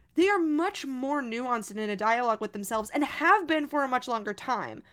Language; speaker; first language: English; native; English